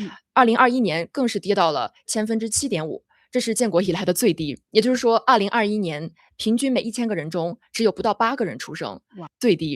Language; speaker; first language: Chinese; native; Chinese